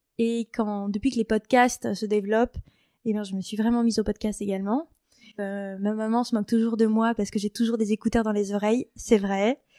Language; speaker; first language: French; native; French